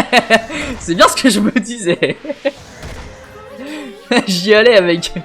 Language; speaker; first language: French; native; French